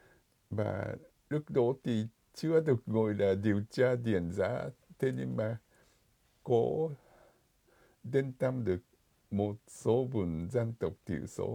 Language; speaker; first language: Vietnamese; non-native, fluent; Japanese